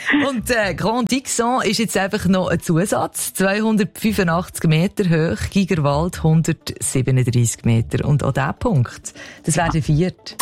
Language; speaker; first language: German; native; German